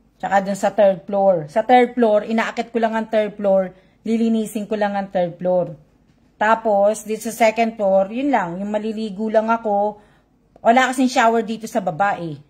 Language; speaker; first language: Filipino; native; Filipino